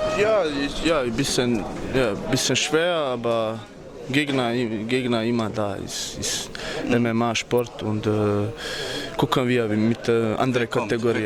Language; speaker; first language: German; non-native, learner; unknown